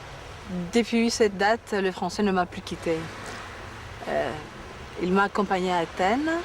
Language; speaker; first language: French; non-native, fluent; Greek